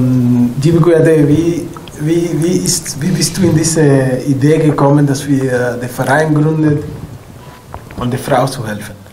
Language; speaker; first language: German; non-native, fluent; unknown